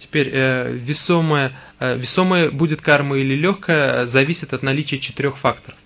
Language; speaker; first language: Russian; native; Russian